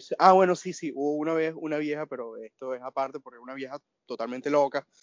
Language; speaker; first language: Spanish; native; Spanish